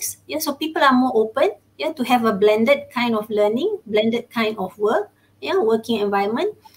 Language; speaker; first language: English; non-native, local second language; Malay